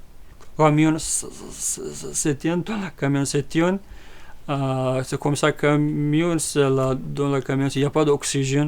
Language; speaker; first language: French; non-native, learner; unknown